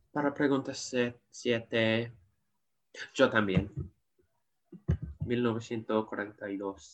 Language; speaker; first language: Spanish; non-native, learner; English